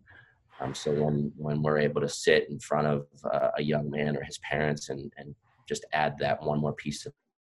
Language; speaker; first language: English; native; English